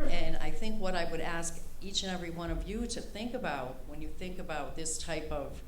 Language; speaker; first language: English; native; English